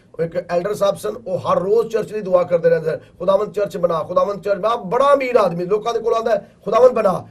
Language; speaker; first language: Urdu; non-native, local second language; Punjabi